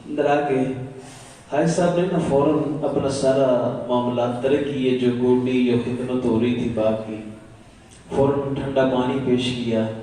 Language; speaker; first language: Urdu; non-native, local second language; Punjabi